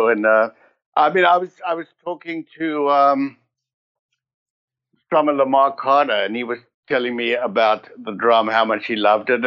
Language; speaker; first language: English; native; English